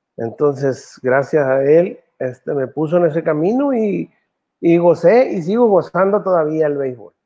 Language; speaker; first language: Spanish; native; Spanish